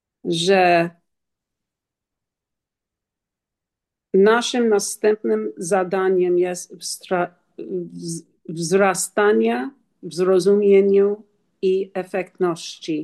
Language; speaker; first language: Polish; non-native, learner; English